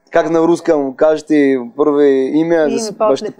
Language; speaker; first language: Bulgarian; non-native, learner; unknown